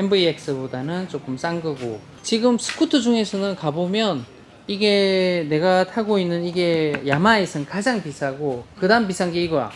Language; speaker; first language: Korean; native; Korean